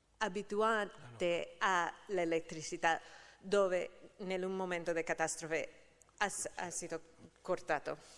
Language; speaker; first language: Italian; non-native, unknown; English